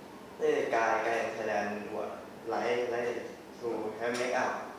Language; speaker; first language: English; non-native, learner; Thai